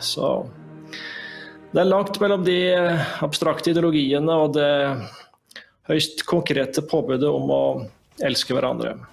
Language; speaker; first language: Norwegian; native; Norwegian